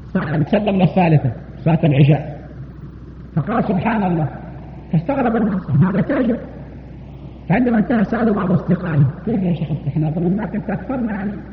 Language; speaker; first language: Arabic; native; Arabic